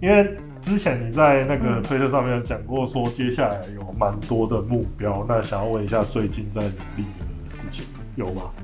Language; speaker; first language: Chinese; native; Chinese